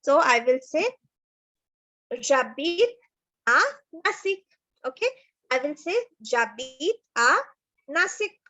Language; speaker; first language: French; non-native, fluent; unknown